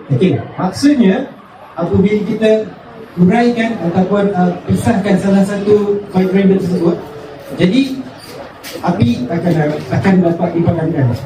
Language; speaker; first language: Malay; native; Malay